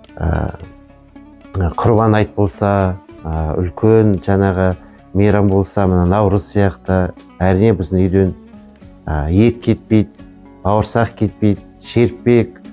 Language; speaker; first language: Kazakh; non-native, local second language; Chechen